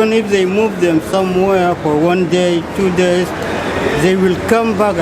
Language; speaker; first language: English; non-native, fluent; Arabic